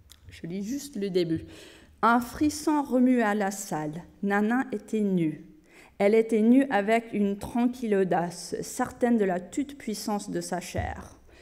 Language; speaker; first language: French; non-native, fluent; English